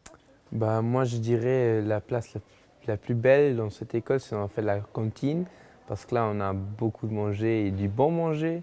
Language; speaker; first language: French; non-native, local second language; Luxembourgish